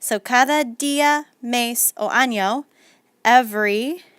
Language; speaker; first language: Spanish; non-native, fluent; English